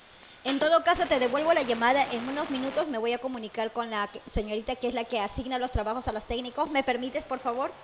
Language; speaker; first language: Spanish; native; Spanish